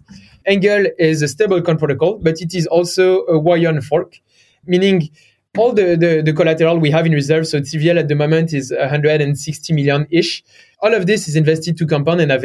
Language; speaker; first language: English; non-native, fluent; French